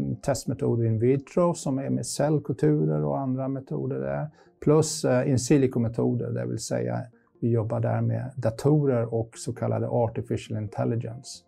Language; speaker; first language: Swedish; non-native, fluent; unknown